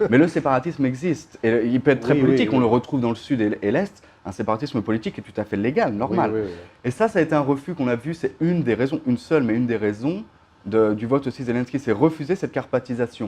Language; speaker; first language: French; native; French